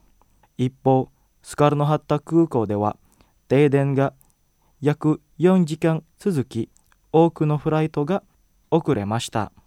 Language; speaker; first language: Japanese; non-native, fluent; Indonesian